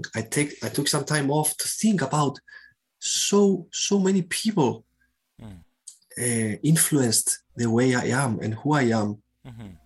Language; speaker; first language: English; non-native, fluent; Greek